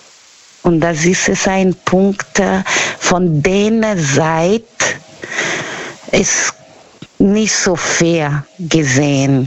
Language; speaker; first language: German; non-native, fluent; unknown